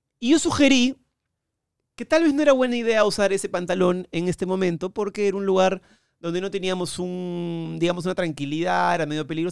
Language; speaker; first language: Spanish; native; Spanish